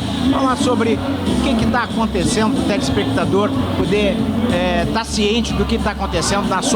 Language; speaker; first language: Portuguese; native; Portuguese